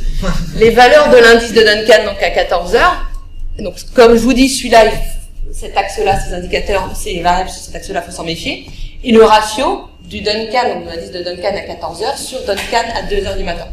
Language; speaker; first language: French; native; French